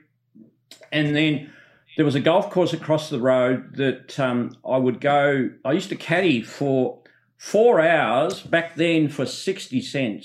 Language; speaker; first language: English; native; English